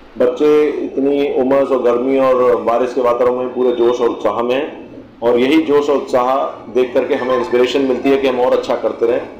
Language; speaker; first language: Hindi; native; Hindi